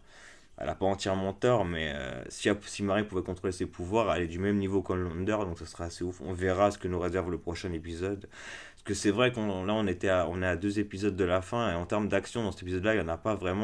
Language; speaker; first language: French; native; French